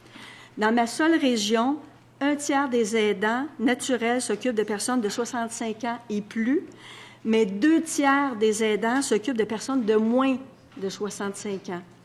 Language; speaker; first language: French; native; French